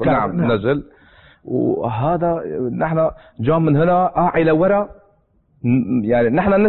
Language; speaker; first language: Arabic; non-native, learner; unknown